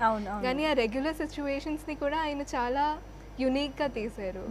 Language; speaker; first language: Telugu; non-native, learner; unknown